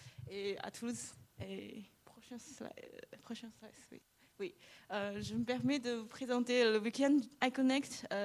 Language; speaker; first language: French; non-native, fluent; Chinese